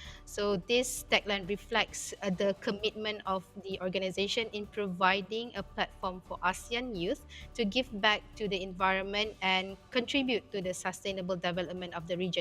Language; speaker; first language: English; non-native, fluent; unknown